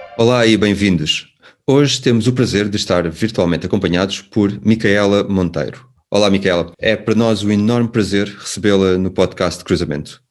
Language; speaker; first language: Portuguese; native; Portuguese